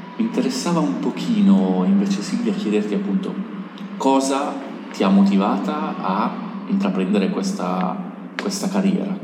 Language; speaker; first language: Italian; native; Italian